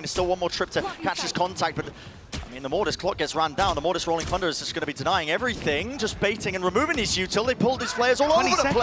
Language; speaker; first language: English; native; English